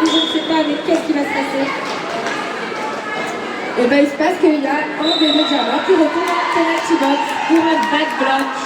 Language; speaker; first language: French; native; French